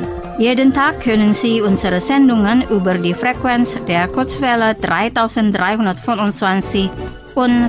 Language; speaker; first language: German; non-native, fluent; Indonesian